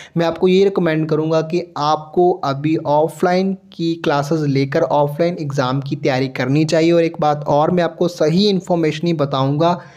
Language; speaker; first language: Hindi; non-native, local second language; Punjabi